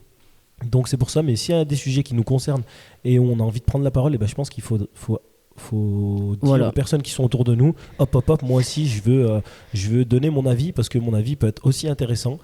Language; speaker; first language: French; native; French